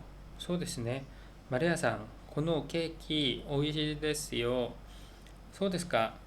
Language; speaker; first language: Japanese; non-native, learner; Korean